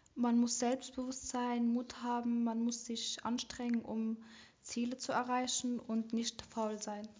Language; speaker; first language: German; early bilingual, other home language; Arabic